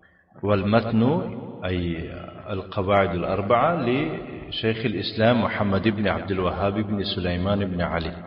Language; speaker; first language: Arabic; non-native, fluent; Tajik